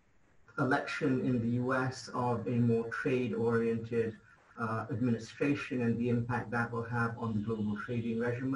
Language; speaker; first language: English; non-native, local second language; Bangla